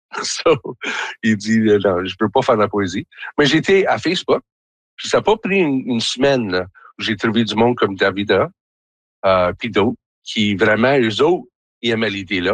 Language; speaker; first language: French; native; French